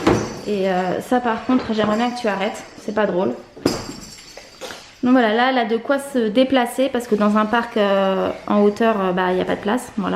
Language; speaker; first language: French; native; French